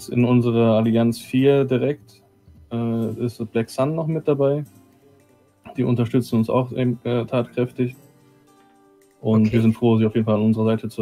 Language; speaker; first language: German; native; German